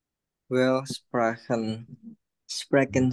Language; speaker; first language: German; non-native, learner; Indonesian